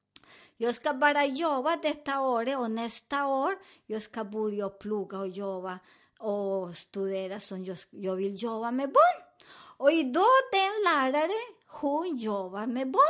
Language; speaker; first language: Swedish; non-native, fluent; Spanish